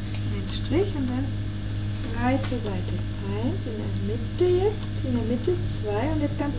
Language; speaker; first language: German; native; German